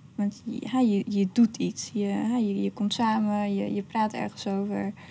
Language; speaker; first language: Dutch; early bilingual, other home language; Persian